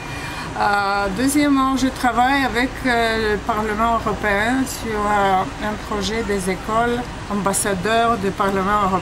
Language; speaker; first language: French; non-native, fluent; Bulgarian